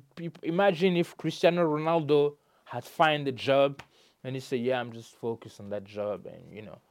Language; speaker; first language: English; non-native, fluent; French